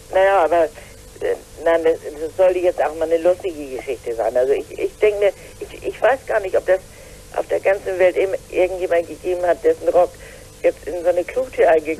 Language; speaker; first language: German; native; German